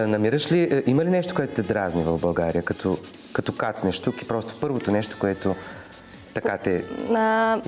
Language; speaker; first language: Bulgarian; native; Bulgarian